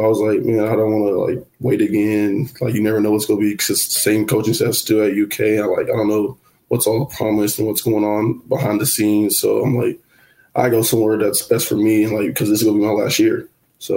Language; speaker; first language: English; native; English